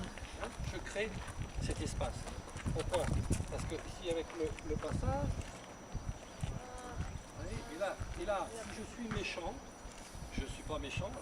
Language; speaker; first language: French; native; French